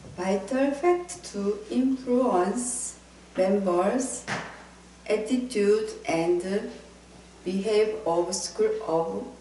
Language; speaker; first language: English; non-native, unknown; Korean